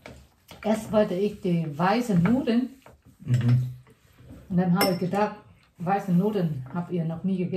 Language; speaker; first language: German; non-native, fluent; Vietnamese